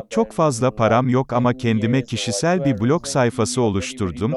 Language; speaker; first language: English; non-native, fluent; Japanese